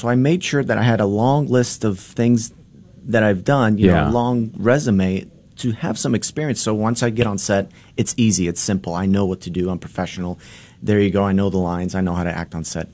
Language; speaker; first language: English; early bilingual, other home language; Polish